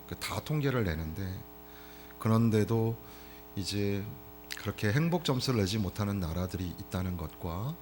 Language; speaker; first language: Korean; native; Korean